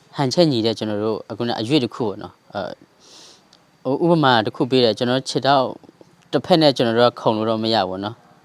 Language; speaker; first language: Burmese; non-native, local second language; S'gaw Karen